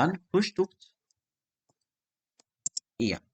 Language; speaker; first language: German; non-native, fluent; Arabic